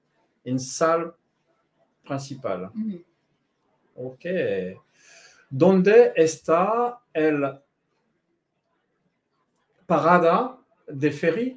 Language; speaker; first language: Spanish; non-native, learner; French